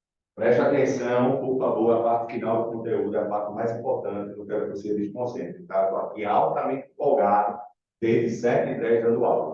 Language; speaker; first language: Portuguese; native; Portuguese